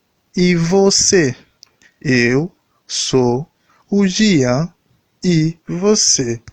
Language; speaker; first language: Portuguese; non-native, learner; Haitian Creole